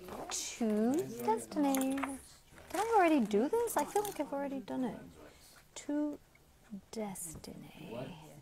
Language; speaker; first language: English; non-native, fluent; French